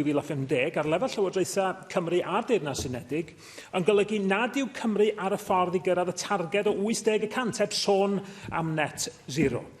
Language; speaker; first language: Welsh; native; Welsh